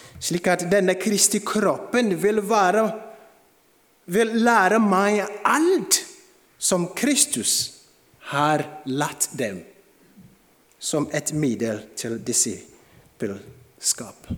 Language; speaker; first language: Norwegian; non-native, fluent; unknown